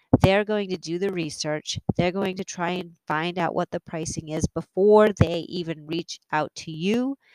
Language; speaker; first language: English; native; English